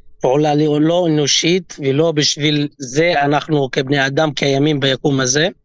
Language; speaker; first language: Hebrew; non-native, local second language; Arabic